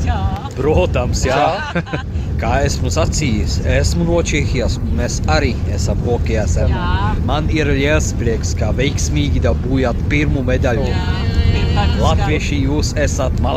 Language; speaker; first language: Latvian; non-native, learner; Czech